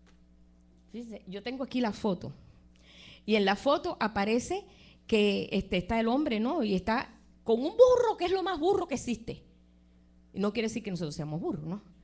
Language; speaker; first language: Spanish; native; Spanish